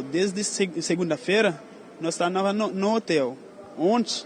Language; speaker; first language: Portuguese; non-native, learner; Haitian Creole